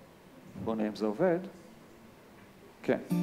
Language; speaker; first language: Hebrew; native; Hebrew